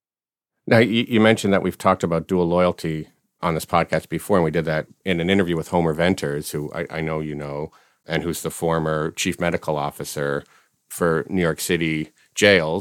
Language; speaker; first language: English; native; English